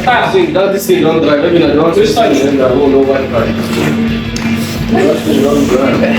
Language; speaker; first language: English; non-native, learner; Filipino